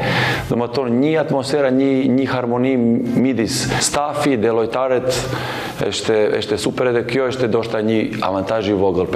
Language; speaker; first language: Albanian; non-native, learner; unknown